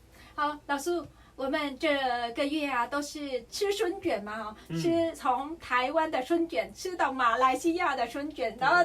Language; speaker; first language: Chinese; non-native, fluent; Vietnamese